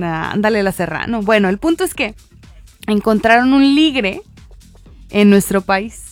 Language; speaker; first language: Spanish; native; Spanish